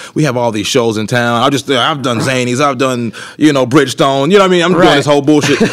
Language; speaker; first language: English; native; English